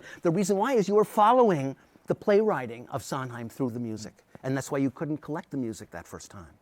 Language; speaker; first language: English; native; English